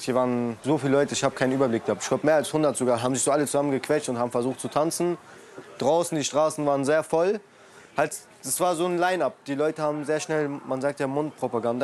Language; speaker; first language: German; early bilingual, other home language; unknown